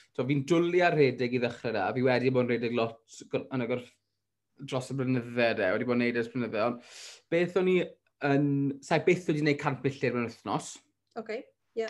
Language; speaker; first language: Welsh; native; Welsh